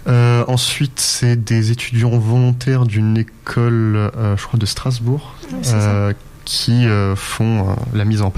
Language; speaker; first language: French; native; French